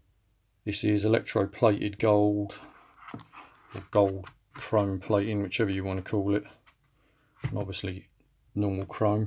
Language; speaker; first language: English; native; English